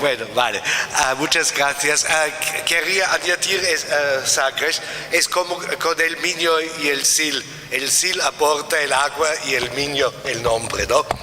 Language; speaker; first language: Spanish; non-native, fluent; German